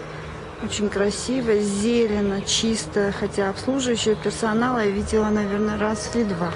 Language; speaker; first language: Russian; native; Russian